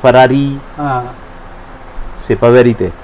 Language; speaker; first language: French; non-native, learner; Hindi